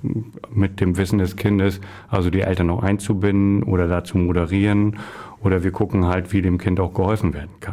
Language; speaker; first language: German; native; German